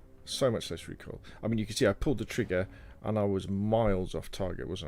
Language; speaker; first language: English; native; English